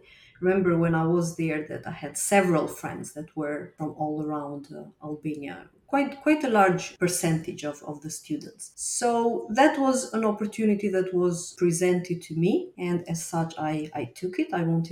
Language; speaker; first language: English; non-native, fluent; Albanian